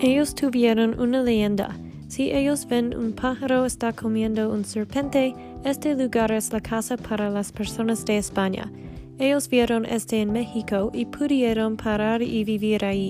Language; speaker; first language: Spanish; non-native, learner; English